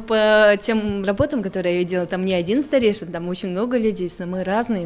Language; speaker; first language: Russian; native; Russian